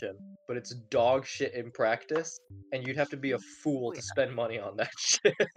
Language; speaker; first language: English; non-native, local second language; Cantonese